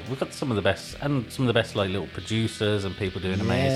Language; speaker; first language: English; native; English